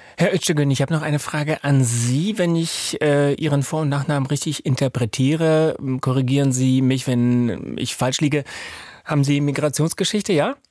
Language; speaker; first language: German; native; German